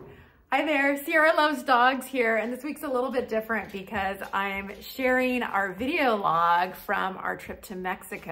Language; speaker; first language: English; native; English